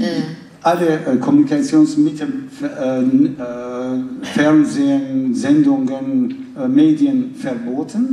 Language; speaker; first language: German; non-native, fluent; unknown